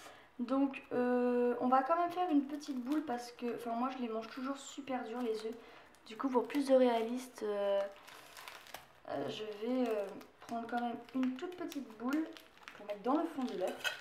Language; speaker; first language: French; native; French